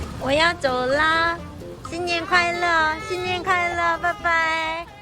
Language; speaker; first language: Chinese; non-native, learner; Korean